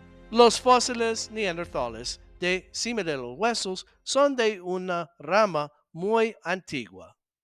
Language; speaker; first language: Spanish; non-native, learner; English